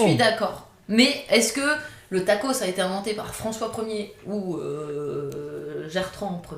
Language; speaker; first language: French; native; French